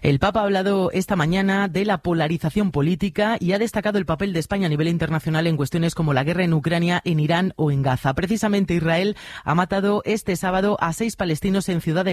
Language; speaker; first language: Spanish; native; Spanish